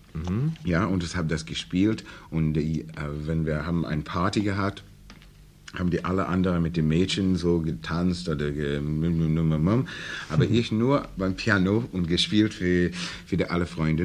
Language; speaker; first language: German; non-native, learner; English